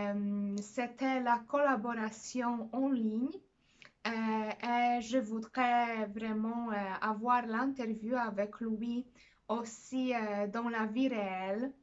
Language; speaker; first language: French; non-native, fluent; Polish